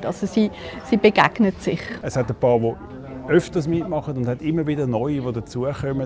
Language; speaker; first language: German; native; German